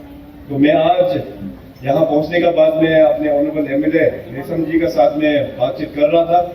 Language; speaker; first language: Hindi; non-native, local second language; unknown